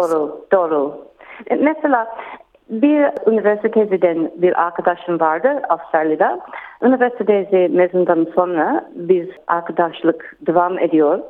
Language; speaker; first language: Turkish; non-native, learner; English